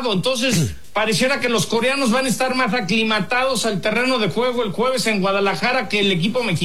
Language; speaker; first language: Spanish; native; Spanish